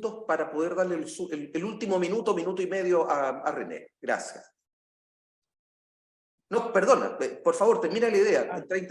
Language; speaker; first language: Spanish; native; Spanish